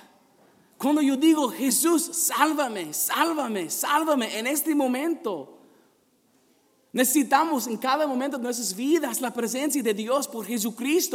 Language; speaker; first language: Spanish; non-native, fluent; English